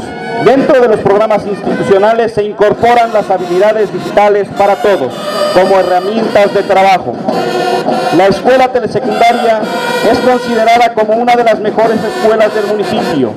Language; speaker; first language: Spanish; native; Spanish